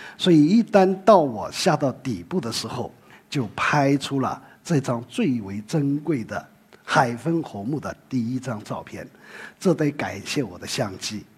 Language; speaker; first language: Chinese; native; Chinese